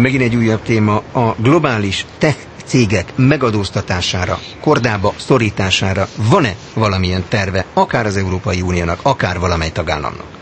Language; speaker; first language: Hungarian; native; Hungarian